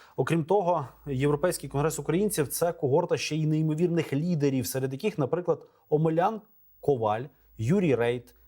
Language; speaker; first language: Ukrainian; native; Ukrainian